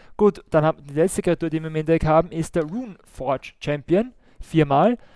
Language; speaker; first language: German; native; German